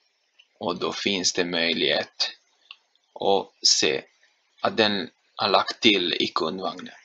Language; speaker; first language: Swedish; non-native, fluent; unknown